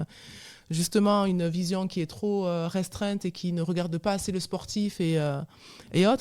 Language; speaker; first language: French; native; French